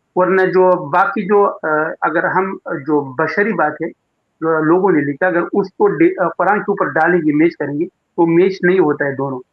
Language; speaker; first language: Urdu; non-native, local second language; Pashto